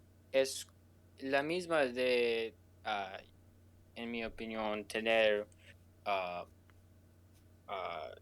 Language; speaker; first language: Spanish; non-native, learner; English